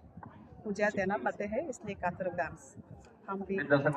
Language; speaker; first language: Hindi; non-native, learner; Kok Borok